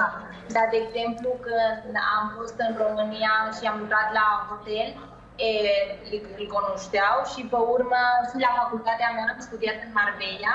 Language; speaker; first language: Romanian; early bilingual, heritage; Spanish